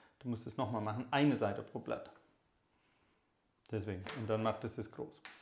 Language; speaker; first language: German; non-native, fluent; English